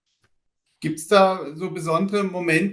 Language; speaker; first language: German; native; German